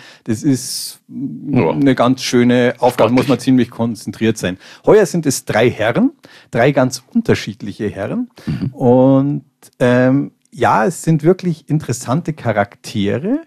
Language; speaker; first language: German; native; German